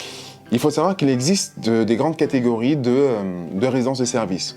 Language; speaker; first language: French; native; French